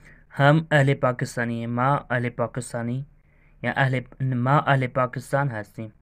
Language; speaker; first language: Persian; non-native, learner; Urdu